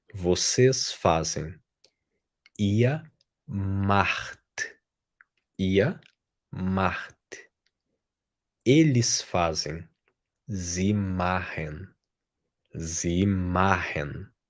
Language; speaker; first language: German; non-native, fluent; Portuguese